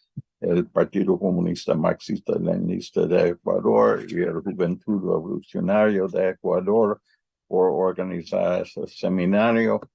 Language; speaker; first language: Spanish; non-native, learner; English